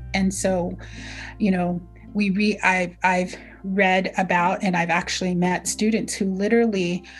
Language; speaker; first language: English; early bilingual, other home language; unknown